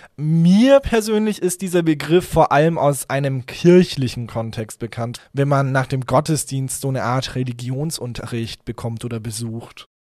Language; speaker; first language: German; early bilingual, other home language; Hungarian